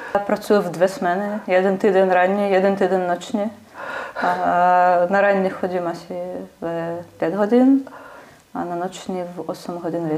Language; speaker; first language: Czech; non-native, learner; Russian